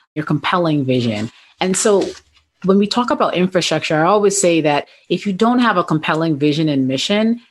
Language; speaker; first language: English; native; English